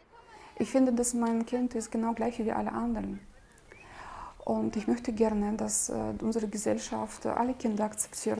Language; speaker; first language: German; non-native, fluent; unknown